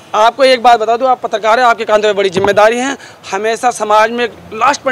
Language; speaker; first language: Hindi; native; Hindi